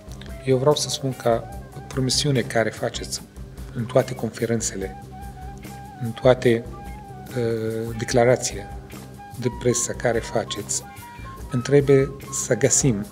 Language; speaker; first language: Romanian; non-native, learner; Arabic